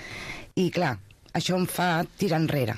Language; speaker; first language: Catalan; non-native, local second language; Spanish